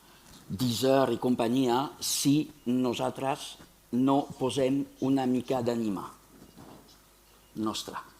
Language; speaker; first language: Catalan; non-native, fluent; French